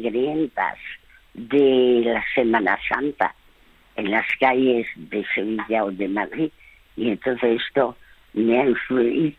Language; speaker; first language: Spanish; early bilingual, other home language; French